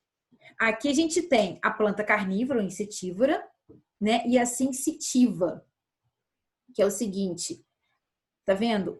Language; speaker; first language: Portuguese; native; Portuguese